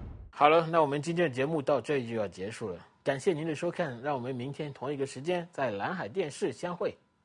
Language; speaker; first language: Chinese; non-native, fluent; French